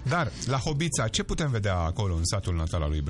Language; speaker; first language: Romanian; native; Romanian